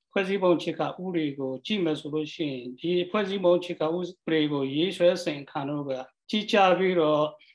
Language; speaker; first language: Burmese; non-native, local second language; Western Kayah